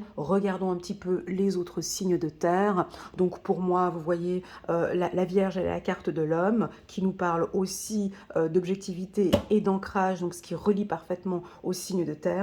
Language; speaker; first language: French; native; French